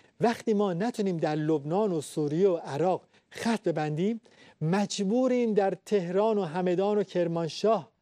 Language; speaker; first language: Persian; native; Persian